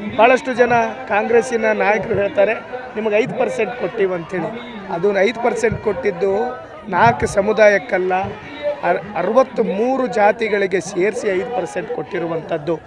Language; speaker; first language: Kannada; non-native, local second language; Lambadi